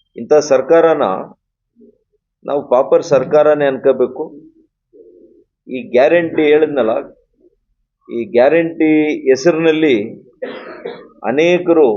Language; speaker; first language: Kannada; native; Kannada